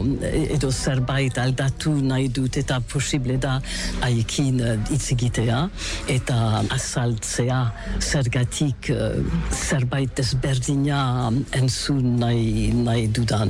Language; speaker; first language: Basque; non-native, learner; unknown